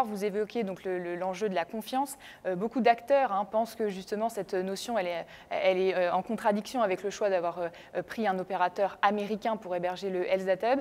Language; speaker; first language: French; native; French